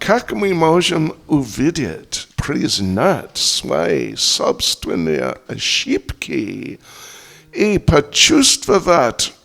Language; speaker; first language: Russian; non-native, learner; English